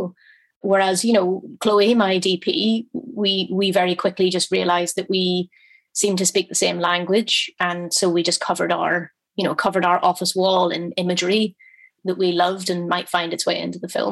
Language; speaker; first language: English; native; English